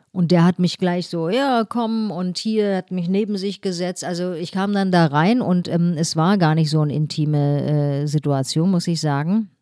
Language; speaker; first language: German; early bilingual, other home language; Turkish